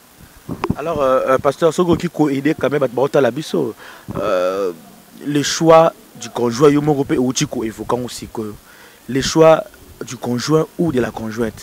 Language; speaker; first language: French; non-native, local second language; Lingala